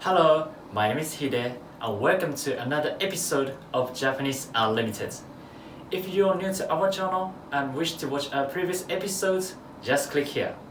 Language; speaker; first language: English; non-native, fluent; Japanese